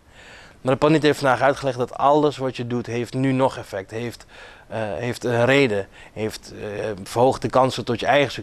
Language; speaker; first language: Dutch; native; Dutch